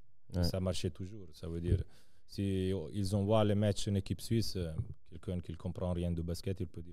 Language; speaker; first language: French; non-native, local second language; Serbian